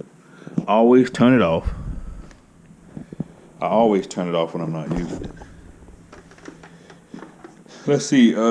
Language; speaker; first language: English; native; English